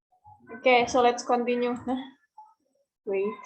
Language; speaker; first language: English; non-native, fluent; Indonesian